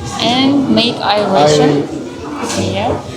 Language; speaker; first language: English; non-native, learner; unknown